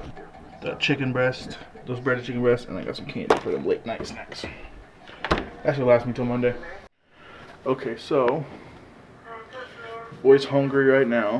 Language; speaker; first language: English; native; English